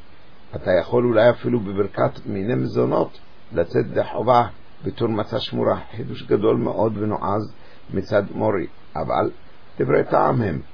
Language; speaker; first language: Hebrew; native; Hebrew